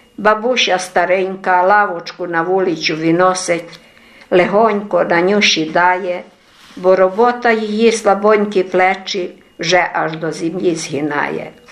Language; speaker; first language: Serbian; non-native, local second language; Ukrainian